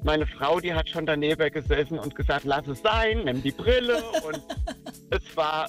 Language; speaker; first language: German; native; German